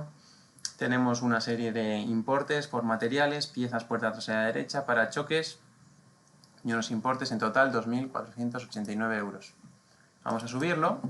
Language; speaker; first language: Spanish; native; Spanish